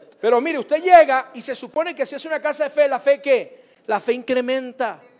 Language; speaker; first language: Spanish; native; Spanish